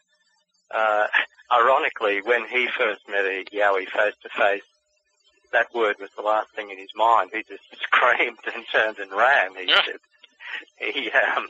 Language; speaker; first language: English; native; English